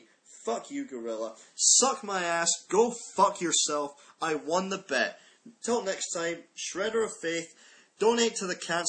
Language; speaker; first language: English; native; English